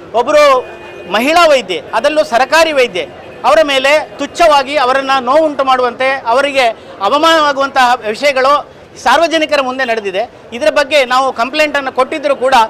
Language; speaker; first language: Kannada; native; Kannada